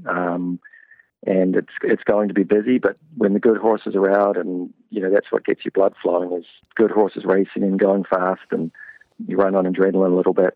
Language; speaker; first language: English; native; English